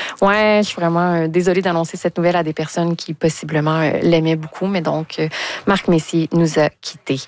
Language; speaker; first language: French; native; French